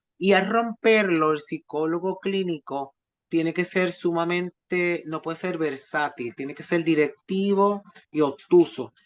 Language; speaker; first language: Spanish; native; Spanish